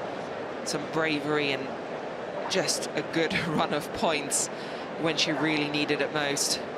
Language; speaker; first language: English; native; English